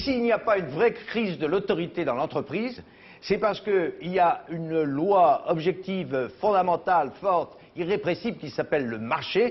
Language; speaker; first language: French; native; French